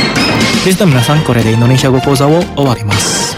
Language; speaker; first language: Japanese; non-native, fluent; Indonesian